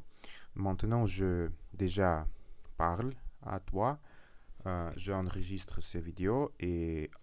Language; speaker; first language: French; non-native, learner; Russian